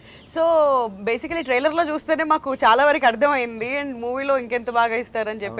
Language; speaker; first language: Telugu; native; Telugu